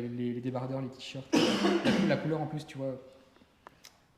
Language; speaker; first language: French; native; French